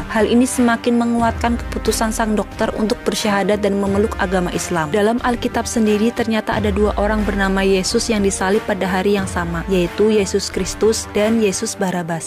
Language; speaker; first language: Indonesian; native; Indonesian